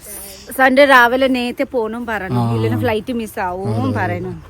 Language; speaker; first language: Malayalam; non-native, learner; Nepali